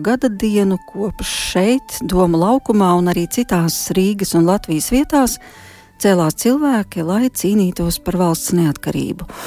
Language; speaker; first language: Latvian; native; Latvian